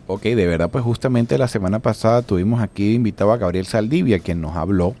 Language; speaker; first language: Spanish; native; Spanish